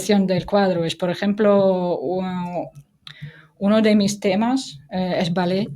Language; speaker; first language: Spanish; non-native, fluent; Russian